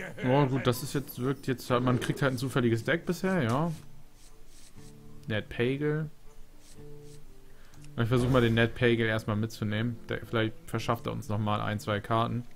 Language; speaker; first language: German; native; German